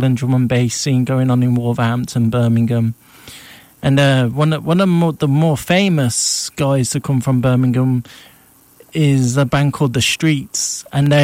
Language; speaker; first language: English; native; English